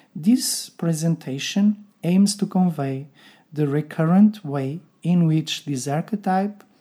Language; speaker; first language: English; non-native, fluent; Portuguese